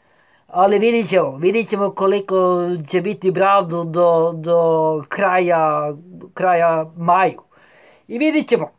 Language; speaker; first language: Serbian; non-native, fluent; Norwegian